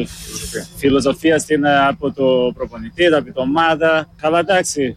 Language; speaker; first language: Greek; non-native, learner; Portuguese